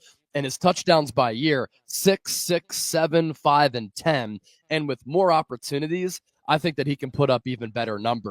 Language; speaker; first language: English; native; English